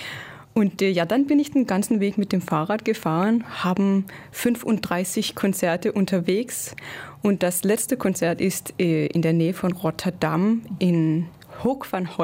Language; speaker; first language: German; non-native, fluent; Danish